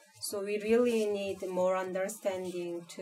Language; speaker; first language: English; non-native, fluent; Korean